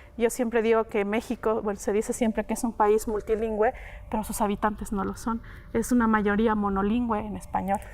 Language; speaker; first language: Spanish; non-native, local second language; Mixtepec Mixtec